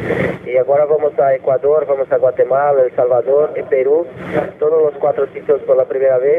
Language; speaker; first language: Spanish; non-native, fluent; Portuguese